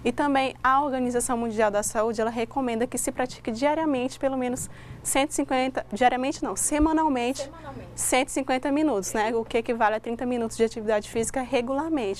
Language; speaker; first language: Portuguese; native; Portuguese